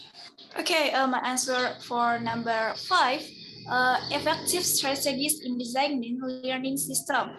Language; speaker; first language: English; non-native, learner; Indonesian